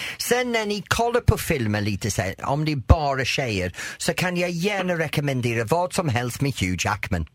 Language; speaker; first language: Swedish; non-native, fluent; English